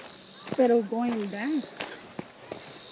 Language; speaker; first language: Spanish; early bilingual, other home language; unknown